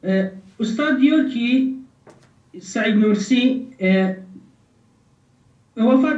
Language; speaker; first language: Turkish; non-native, learner; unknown